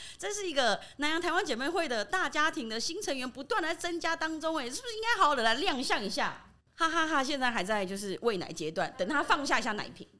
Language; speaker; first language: Chinese; early bilingual, other home language; Burmese